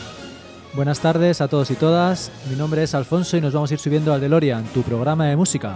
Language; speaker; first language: Spanish; native; Spanish